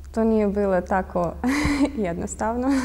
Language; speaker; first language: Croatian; non-native, fluent; Russian